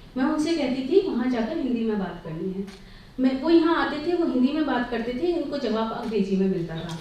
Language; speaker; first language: Hindi; native; Hindi